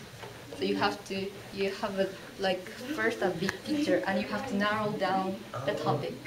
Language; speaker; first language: English; non-native, fluent; Japanese